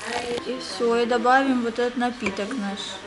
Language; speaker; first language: Russian; native; Russian